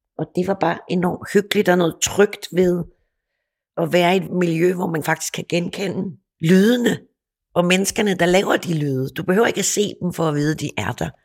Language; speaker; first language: Danish; native; Danish